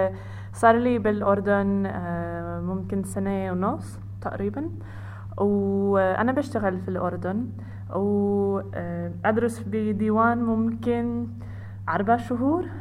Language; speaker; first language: Arabic; non-native, learner; English